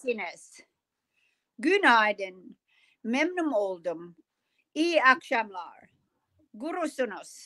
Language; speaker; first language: Turkish; non-native, learner; English